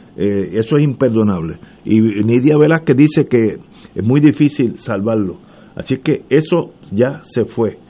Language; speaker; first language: Spanish; early bilingual, heritage; Spanish